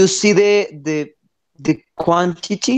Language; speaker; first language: English; non-native, learner; Spanish